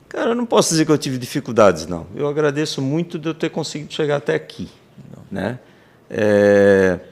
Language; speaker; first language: Portuguese; native; Portuguese